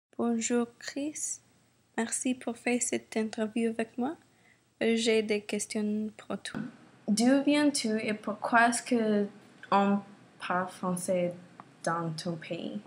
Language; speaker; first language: French; non-native, learner; English